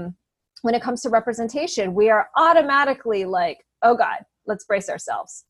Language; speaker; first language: English; native; English